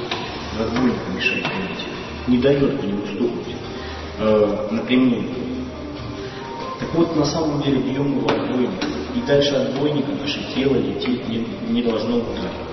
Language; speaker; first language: Russian; native; Russian